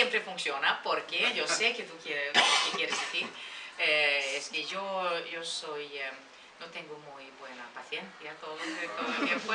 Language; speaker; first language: Spanish; non-native, fluent; Swedish